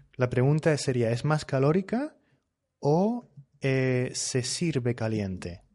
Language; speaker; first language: Spanish; native; Spanish